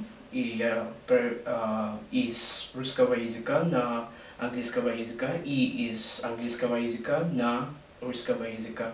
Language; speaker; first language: Russian; non-native, learner; English